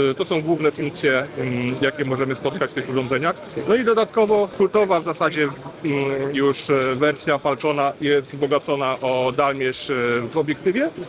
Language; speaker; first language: Polish; native; Polish